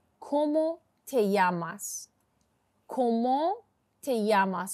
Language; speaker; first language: Spanish; non-native, fluent; Persian